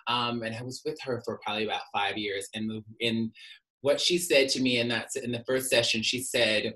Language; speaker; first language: English; native; English